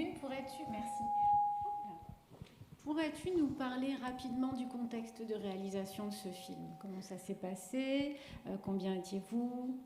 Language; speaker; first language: French; native; French